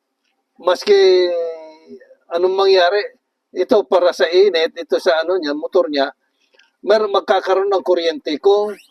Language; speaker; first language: Filipino; native; Filipino